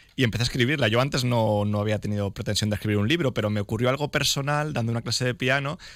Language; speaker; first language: Spanish; native; Spanish